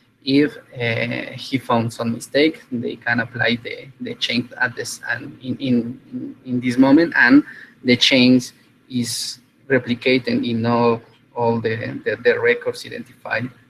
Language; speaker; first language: English; non-native, fluent; Spanish